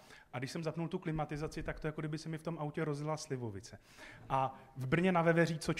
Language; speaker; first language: Czech; native; Czech